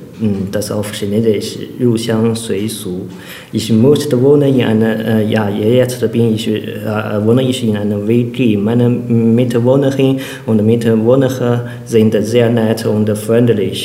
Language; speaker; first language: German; non-native, learner; Chinese